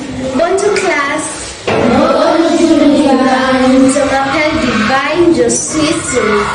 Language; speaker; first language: French; non-native, learner; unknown